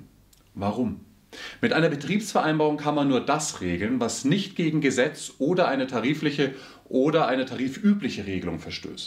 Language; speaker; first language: German; native; German